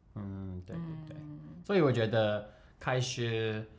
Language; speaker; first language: Chinese; non-native, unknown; English